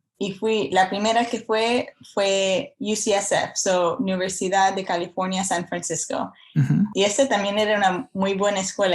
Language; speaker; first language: Spanish; early bilingual, heritage; Spanish